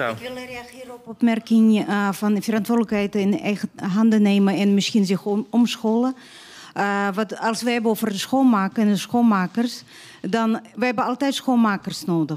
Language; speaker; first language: Dutch; non-native, learner; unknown